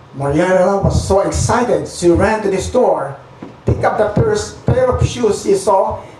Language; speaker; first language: English; non-native, local second language; Filipino